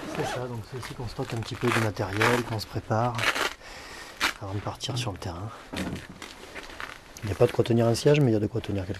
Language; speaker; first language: French; native; French